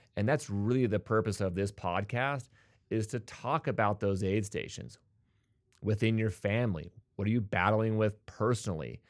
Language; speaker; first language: English; native; English